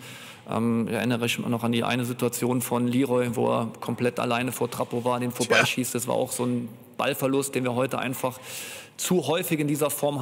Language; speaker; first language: German; native; German